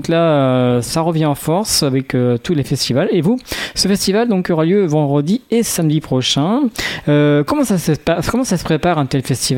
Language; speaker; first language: French; native; French